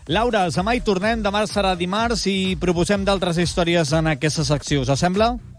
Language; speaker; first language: Catalan; native; Catalan